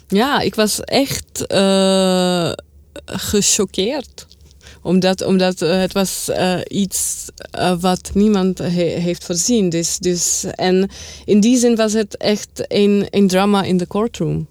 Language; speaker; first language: Dutch; non-native, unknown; Czech